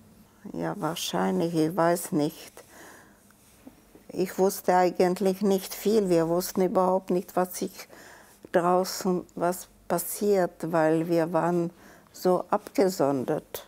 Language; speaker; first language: German; non-native, fluent; Czech